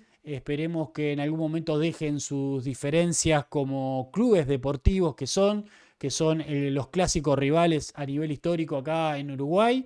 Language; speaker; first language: Spanish; native; Spanish